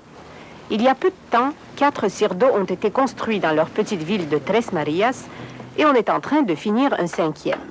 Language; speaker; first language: French; native; French